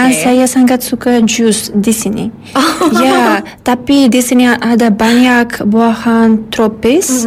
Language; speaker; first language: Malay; non-native, learner; Uzbek